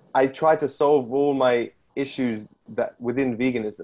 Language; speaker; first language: English; native; English